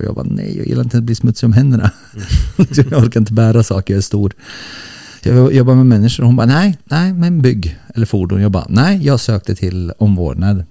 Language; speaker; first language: Swedish; early bilingual, other home language; Bosnian